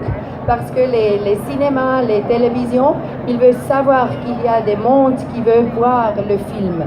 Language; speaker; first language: French; non-native, learner; English